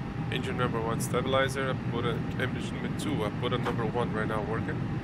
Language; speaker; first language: English; non-native, learner; Portuguese